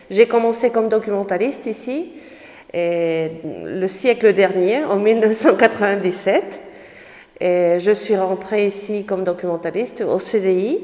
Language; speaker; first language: French; non-native, fluent; Spanish